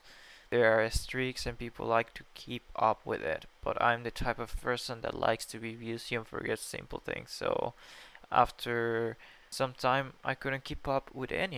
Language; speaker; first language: English; non-native, fluent; Spanish